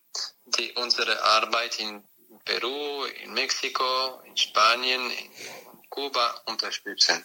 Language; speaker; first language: German; non-native, fluent; French